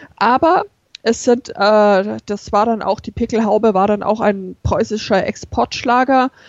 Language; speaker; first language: German; native; German